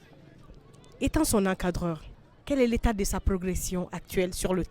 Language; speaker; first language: French; non-native, local second language; Bambara